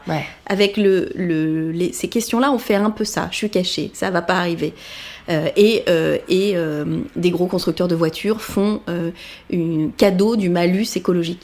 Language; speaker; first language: French; native; French